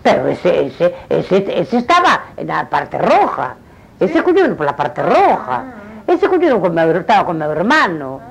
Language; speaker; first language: Spanish; non-native, local second language; Galician